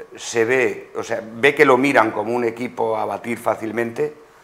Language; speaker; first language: Spanish; native; Spanish